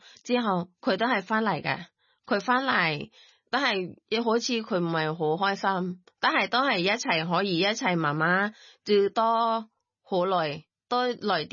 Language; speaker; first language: Cantonese; non-native, learner; Thai